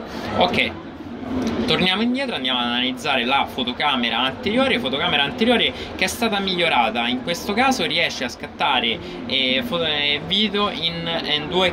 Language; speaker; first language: Italian; native; Italian